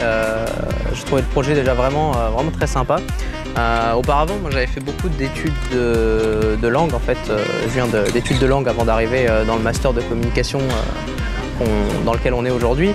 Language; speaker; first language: French; native; French